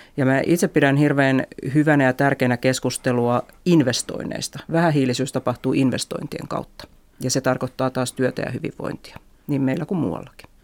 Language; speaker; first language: Finnish; native; Finnish